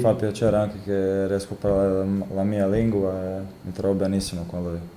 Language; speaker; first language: Italian; non-native, fluent; Croatian